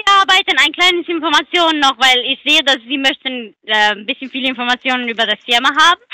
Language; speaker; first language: German; non-native, learner; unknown